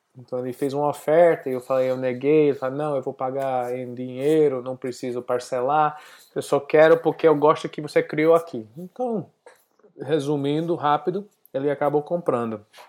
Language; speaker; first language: Portuguese; non-native, learner; English